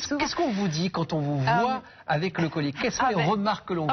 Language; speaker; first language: French; native; French